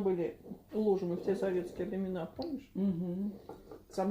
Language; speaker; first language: Russian; native; Russian